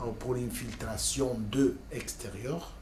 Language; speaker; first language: French; non-native, learner; Spanish